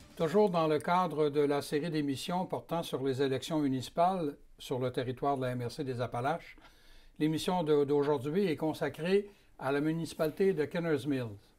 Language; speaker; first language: French; native; French